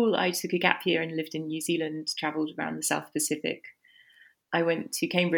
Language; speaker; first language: English; native; English